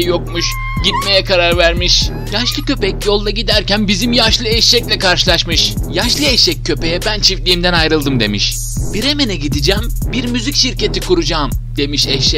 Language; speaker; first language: Turkish; native; Turkish